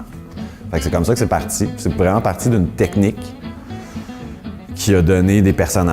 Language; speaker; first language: French; native; French